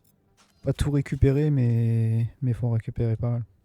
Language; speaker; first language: French; native; French